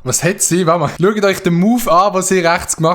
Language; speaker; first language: German; native; German